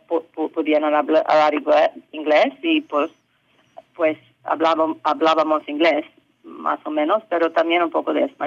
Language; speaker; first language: Spanish; early bilingual, heritage; English